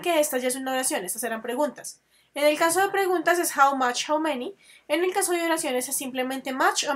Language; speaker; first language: Spanish; native; Spanish